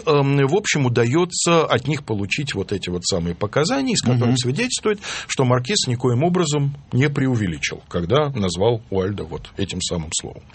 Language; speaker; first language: Russian; native; Russian